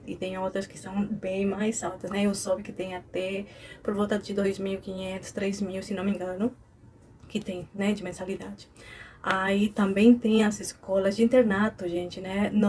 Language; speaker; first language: Portuguese; non-native, fluent; Spanish